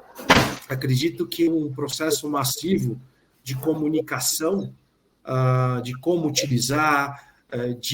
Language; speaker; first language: Portuguese; native; Portuguese